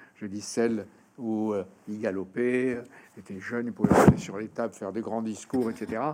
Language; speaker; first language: French; native; French